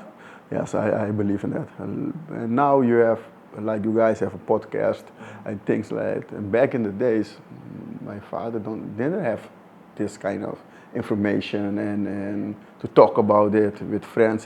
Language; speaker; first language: English; non-native, fluent; Dutch